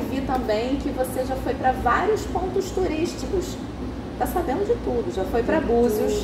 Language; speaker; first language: Portuguese; native; Portuguese